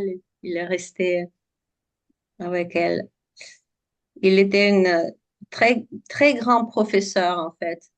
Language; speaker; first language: French; non-native, fluent; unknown